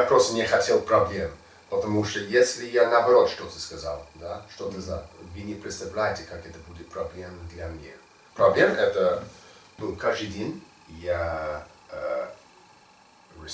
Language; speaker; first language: Russian; non-native, learner; English